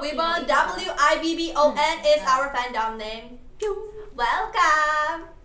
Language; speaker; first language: English; non-native, learner; Korean